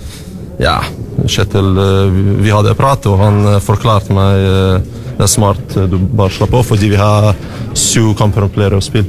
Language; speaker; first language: Norwegian; non-native, fluent; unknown